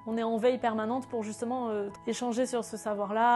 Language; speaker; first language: French; native; French